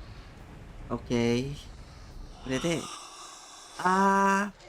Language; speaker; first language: Japanese; non-native, learner; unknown